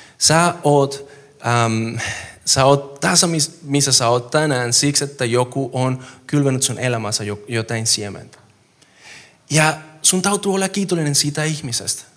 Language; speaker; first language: Finnish; non-native, fluent; Spanish